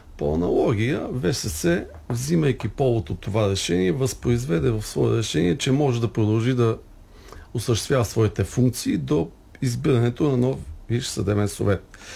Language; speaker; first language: Bulgarian; native; Bulgarian